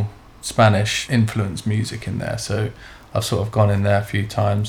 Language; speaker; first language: English; native; English